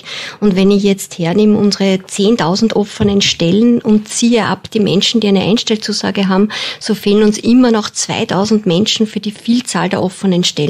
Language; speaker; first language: German; native; German